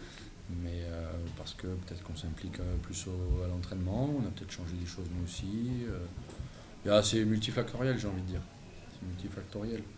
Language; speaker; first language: French; native; French